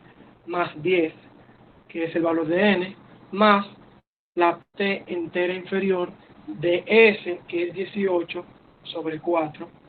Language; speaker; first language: Spanish; native; Spanish